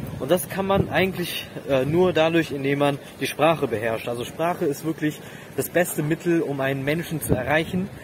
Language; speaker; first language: German; native; German